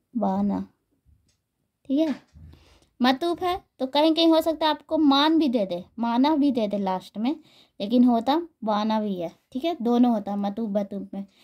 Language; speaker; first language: Hindi; native; Hindi